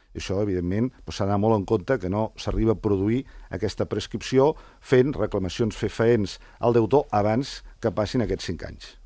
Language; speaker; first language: Catalan; non-native, local second language; Spanish